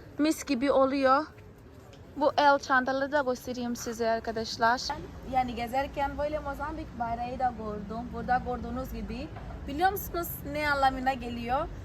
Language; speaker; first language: Turkish; native; Turkish